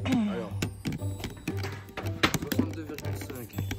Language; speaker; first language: French; native; French